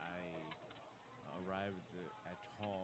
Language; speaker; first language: English; non-native, learner; Korean